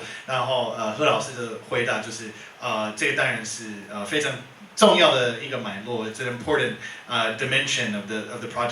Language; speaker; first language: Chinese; non-native, fluent; English